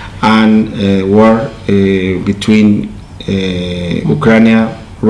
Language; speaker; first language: English; non-native, learner; Spanish